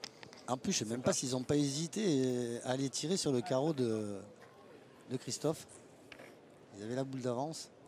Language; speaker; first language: French; native; French